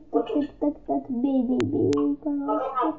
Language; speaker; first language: Russian; native; Russian